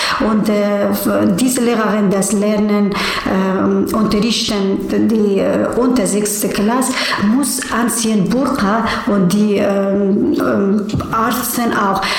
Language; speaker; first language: German; non-native, learner; Persian